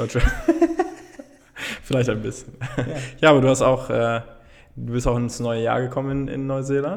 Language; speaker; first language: German; native; German